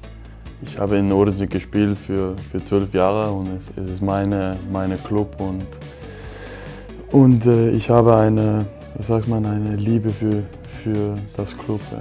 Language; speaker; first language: German; non-native, learner; Danish